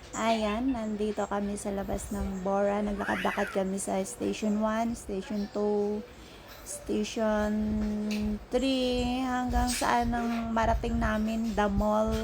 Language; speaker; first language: Filipino; non-native, local second language; Cebuano